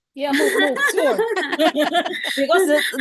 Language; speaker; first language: English; non-native, learner; Indonesian